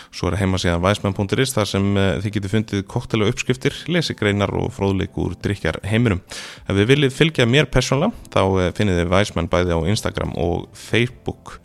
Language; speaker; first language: Icelandic; native; Icelandic